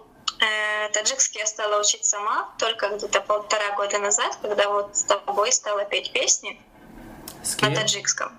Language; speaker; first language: Russian; native; Russian